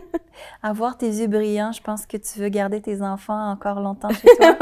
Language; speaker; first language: French; native; French